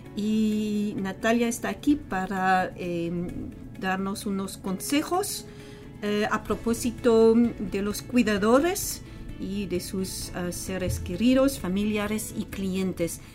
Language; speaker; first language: Spanish; non-native, fluent; English